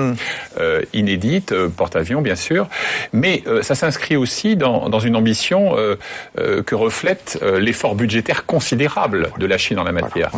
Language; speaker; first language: French; native; French